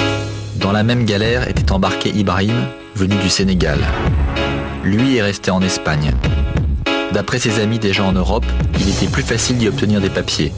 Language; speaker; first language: French; native; French